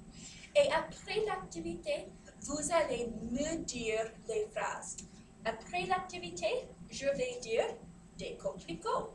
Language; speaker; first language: French; non-native, fluent; English